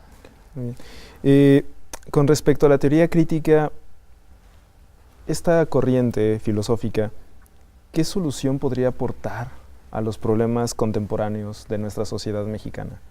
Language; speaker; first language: Spanish; native; Spanish